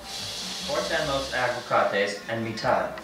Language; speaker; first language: Spanish; non-native, learner; English